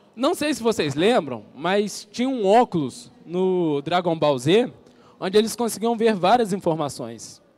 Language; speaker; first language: Portuguese; native; Portuguese